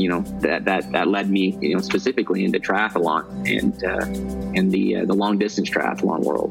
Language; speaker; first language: English; native; English